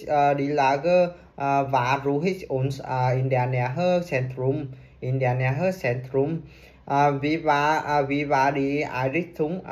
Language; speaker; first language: German; non-native, learner; Vietnamese